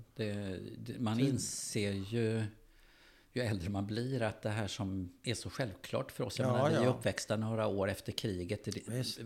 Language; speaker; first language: Swedish; native; Swedish